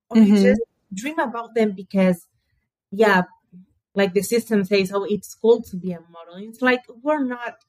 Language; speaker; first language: English; early bilingual, other home language; Portuguese